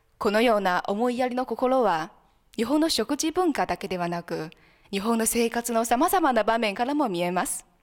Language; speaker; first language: Japanese; non-native, fluent; Chinese